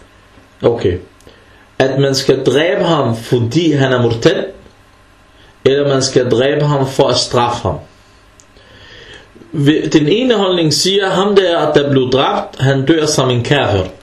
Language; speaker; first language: Danish; early bilingual, other home language; Arabic